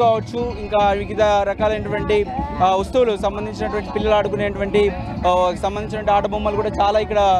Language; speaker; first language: Telugu; native; Telugu